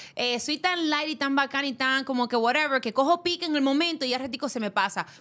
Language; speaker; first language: Spanish; early bilingual, heritage; Spanish